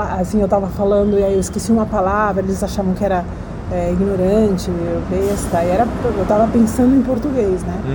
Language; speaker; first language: Portuguese; early bilingual, other home language; Spanish